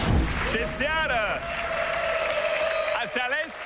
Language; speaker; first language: Romanian; native; Romanian